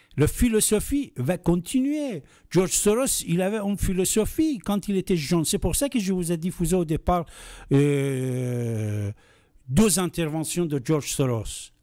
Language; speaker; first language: French; non-native, fluent; Persian